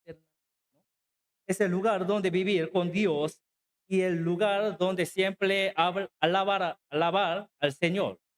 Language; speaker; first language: Spanish; non-native, learner; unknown